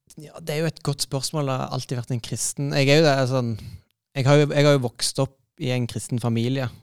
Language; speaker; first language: Norwegian; native; Norwegian